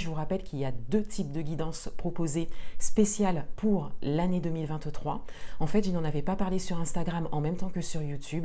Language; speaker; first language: French; native; French